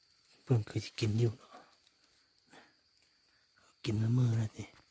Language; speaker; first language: Thai; non-native, local second language; Hmong